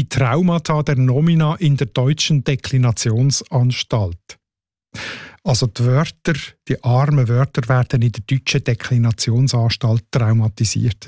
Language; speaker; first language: German; native; German